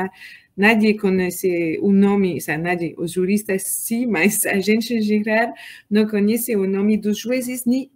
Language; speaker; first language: Portuguese; non-native, learner; French